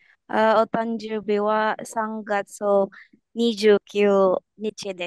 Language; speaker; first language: Japanese; non-native, learner; Filipino